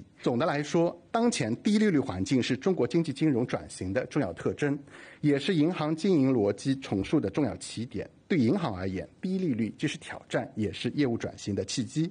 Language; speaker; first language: Chinese; native; Chinese